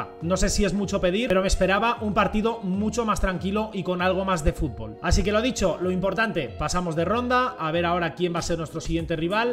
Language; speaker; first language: Spanish; native; Spanish